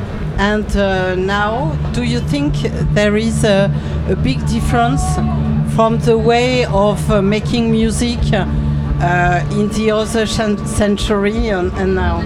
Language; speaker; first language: English; non-native, learner; French